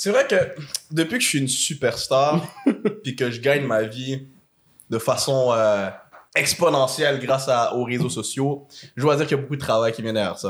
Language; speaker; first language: French; native; French